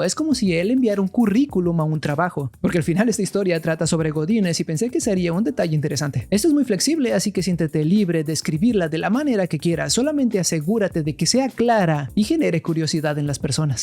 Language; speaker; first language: Spanish; native; Spanish